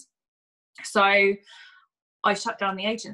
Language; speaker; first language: English; native; English